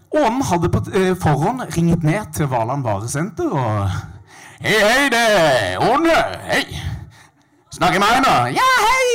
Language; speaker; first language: Norwegian; native; Norwegian